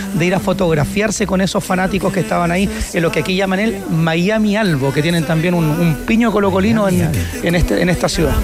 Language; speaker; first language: Spanish; native; Spanish